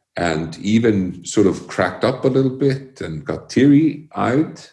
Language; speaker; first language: English; early bilingual, other home language; Icelandic